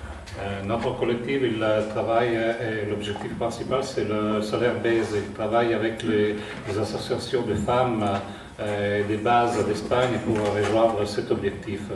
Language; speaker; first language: French; non-native, fluent; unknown